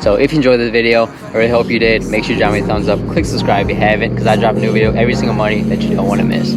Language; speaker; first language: English; native; English